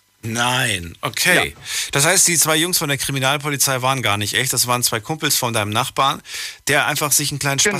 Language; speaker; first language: German; native; German